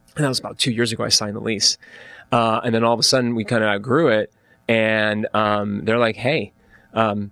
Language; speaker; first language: English; native; English